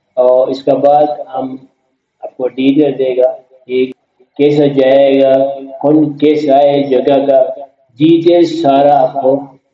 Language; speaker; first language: Hindi; non-native, learner; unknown